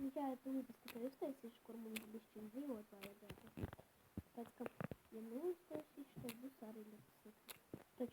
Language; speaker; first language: Latvian; non-native, local second language; Russian